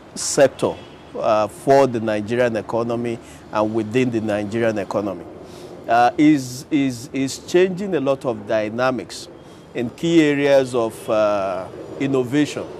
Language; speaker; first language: English; non-native, local second language; Yoruba